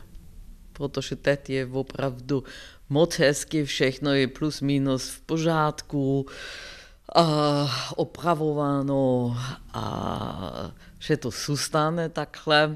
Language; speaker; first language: Czech; non-native, fluent; German